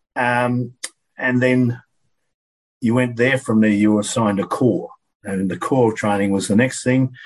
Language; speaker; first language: English; native; English